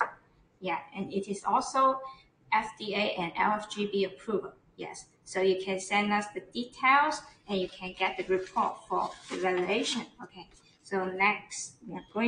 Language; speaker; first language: English; non-native, learner; Chinese